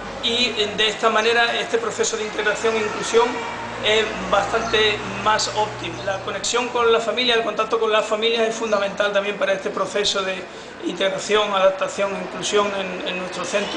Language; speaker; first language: Spanish; native; Spanish